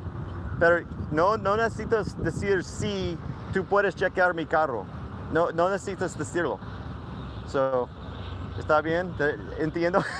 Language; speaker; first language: Spanish; non-native, learner; English